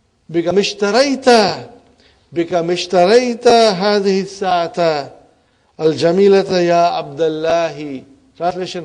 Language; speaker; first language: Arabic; non-native, fluent; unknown